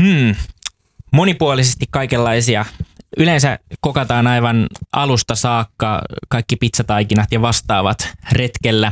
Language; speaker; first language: Finnish; native; Finnish